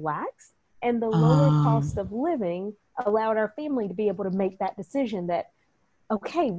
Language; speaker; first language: English; native; English